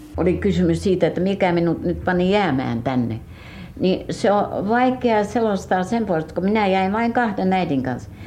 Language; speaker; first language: Finnish; early bilingual, heritage; Finnish